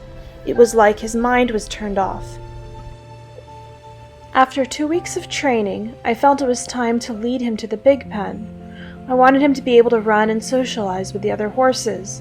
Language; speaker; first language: English; native; English